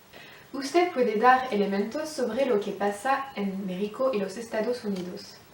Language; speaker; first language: Spanish; non-native, learner; French